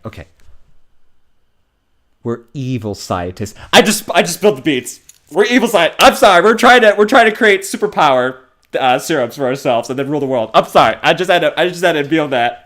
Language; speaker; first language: English; native; English